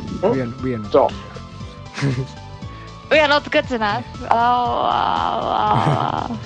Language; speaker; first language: English; non-native, learner; Japanese